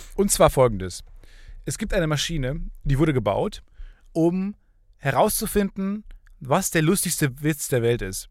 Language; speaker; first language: German; native; German